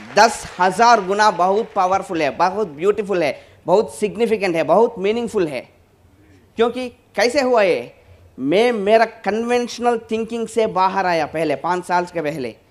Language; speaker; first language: Hindi; non-native, local second language; Telugu